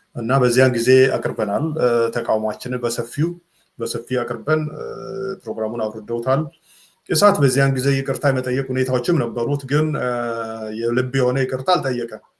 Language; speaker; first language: Amharic; non-native, local second language; Sidamo